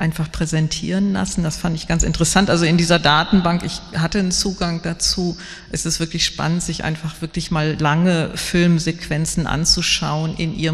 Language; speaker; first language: German; native; German